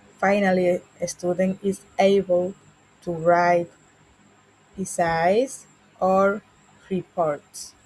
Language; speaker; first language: English; non-native, learner; Spanish